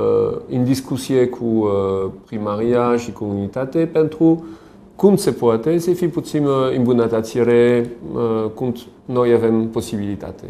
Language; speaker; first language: Romanian; non-native, learner; French